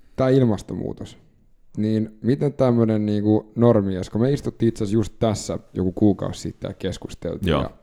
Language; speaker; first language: Finnish; non-native, local second language; Swedish